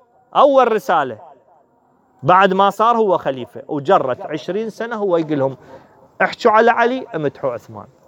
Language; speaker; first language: Arabic; native; Arabic